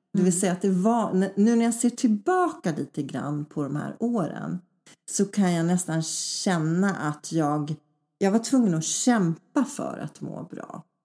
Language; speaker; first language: Swedish; early bilingual, other home language; Polish